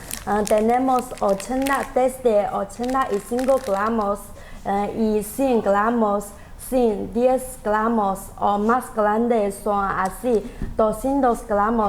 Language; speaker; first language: Spanish; non-native, learner; Chinese